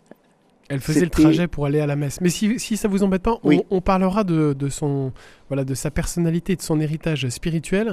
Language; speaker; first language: French; native; French